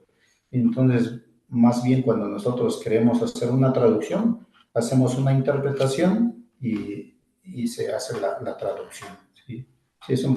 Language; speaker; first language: Spanish; non-native, local second language; Zapotec